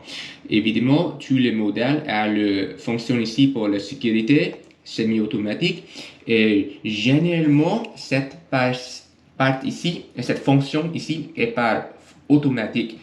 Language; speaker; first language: French; non-native, learner; English